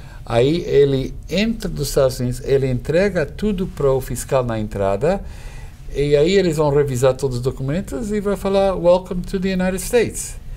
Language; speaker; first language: Portuguese; non-native, fluent; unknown